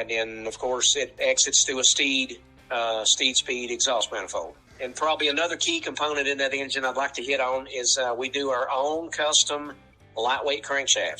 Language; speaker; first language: English; native; English